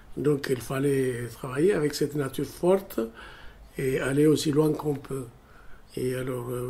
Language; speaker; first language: French; non-native, fluent; Amharic